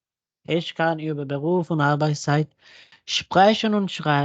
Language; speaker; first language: German; non-native, fluent; Urdu